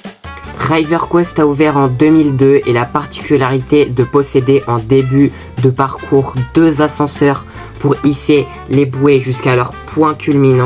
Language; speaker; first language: French; native; French